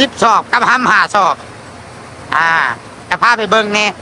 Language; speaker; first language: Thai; non-native, local second language; Lao